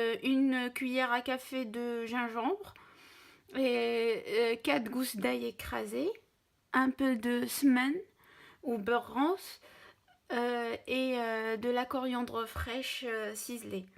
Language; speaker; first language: French; non-native, local second language; Arabic